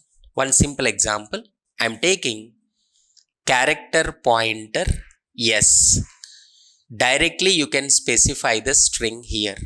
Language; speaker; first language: English; non-native, local second language; Telugu